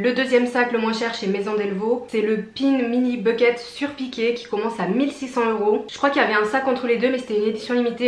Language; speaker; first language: French; native; French